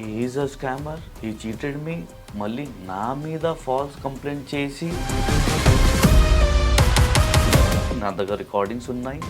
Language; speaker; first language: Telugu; non-native, local second language; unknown